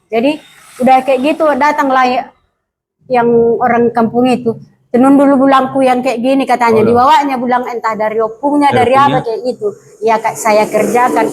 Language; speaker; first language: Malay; non-native, local second language; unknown